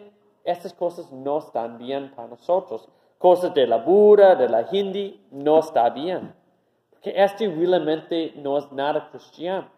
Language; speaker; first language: Spanish; non-native, fluent; English